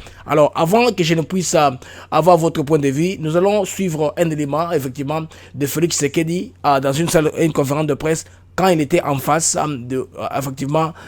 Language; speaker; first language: French; non-native, local second language; Lingala